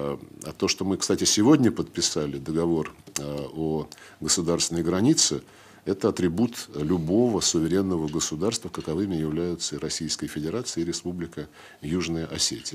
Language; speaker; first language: Russian; native; Russian